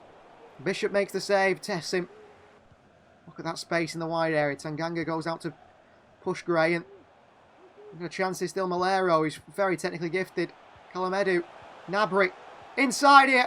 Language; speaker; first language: English; native; English